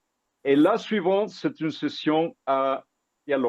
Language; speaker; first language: French; non-native, fluent; Spanish